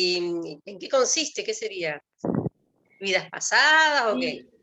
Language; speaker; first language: Spanish; native; Spanish